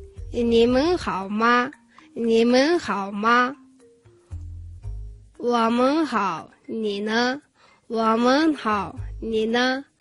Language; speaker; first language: Chinese; non-native, fluent; Mongolian